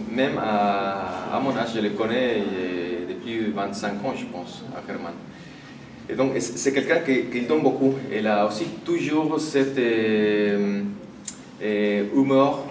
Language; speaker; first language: French; non-native, fluent; Spanish